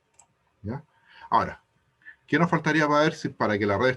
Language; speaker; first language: Spanish; native; Spanish